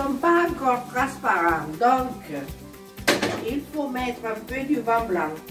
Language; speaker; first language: French; non-native, learner; Italian